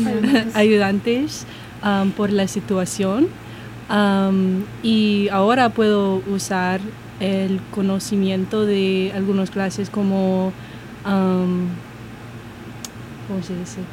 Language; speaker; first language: Spanish; non-native, learner; English